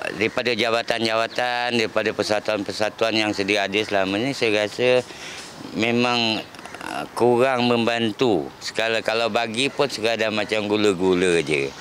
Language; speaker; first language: Malay; native; Malay